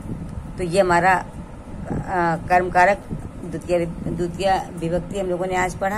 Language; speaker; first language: Hindi; native; Hindi